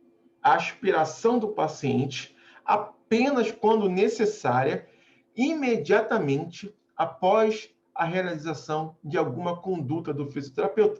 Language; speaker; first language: Portuguese; native; Portuguese